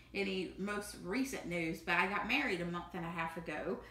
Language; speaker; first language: English; native; English